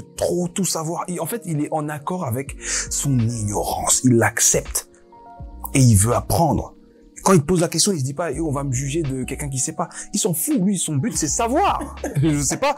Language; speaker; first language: French; native; French